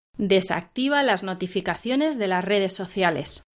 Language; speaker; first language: Spanish; native; Spanish